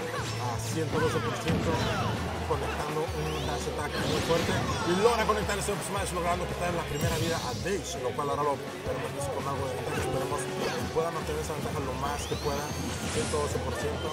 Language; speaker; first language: Spanish; native; Spanish